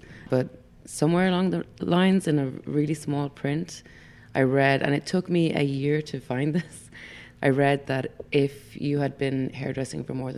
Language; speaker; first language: English; native; English